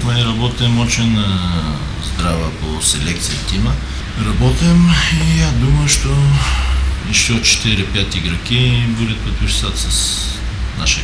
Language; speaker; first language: Russian; non-native, learner; Romanian